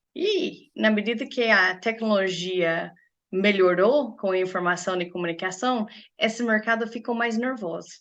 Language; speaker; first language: Portuguese; non-native, fluent; English